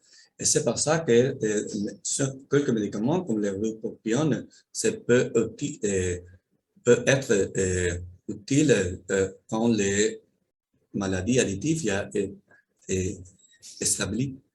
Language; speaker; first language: French; non-native, learner; Spanish